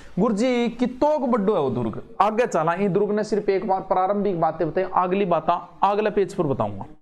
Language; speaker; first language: Hindi; native; Hindi